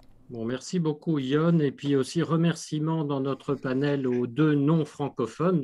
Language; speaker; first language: French; native; French